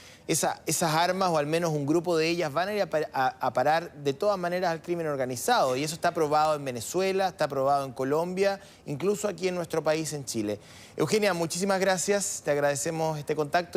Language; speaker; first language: Spanish; native; Spanish